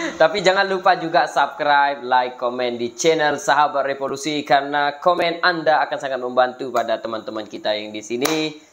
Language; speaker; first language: Indonesian; non-native, local second language; Sasak